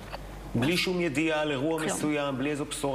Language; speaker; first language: Hebrew; native; Hebrew